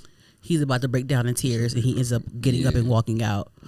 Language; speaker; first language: English; native; English